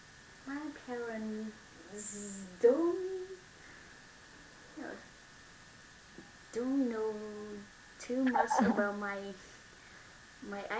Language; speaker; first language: English; non-native, learner; Vietnamese